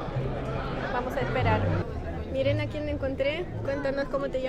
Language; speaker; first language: Spanish; non-native, fluent; Russian